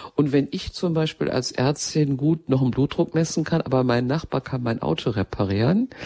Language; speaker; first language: German; native; German